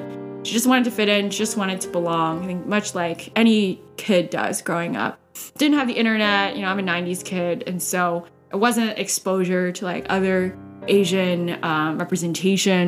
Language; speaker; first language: English; early bilingual, other home language; Cantonese